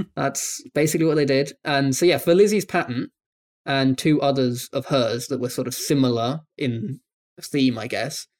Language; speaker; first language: English; native; English